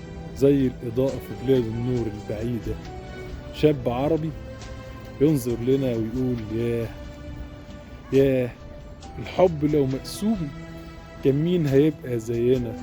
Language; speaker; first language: Arabic; native; Arabic